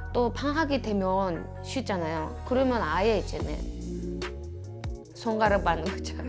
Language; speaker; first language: Korean; non-native, fluent; Mongolian